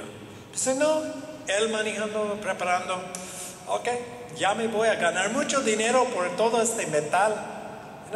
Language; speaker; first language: Spanish; non-native, learner; English